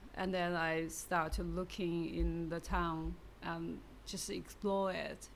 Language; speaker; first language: English; non-native, learner; Chinese